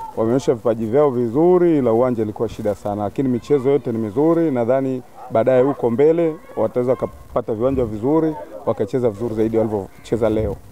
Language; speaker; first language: Swahili; native; Swahili